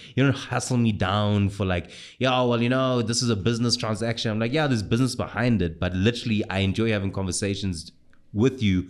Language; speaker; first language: English; native; English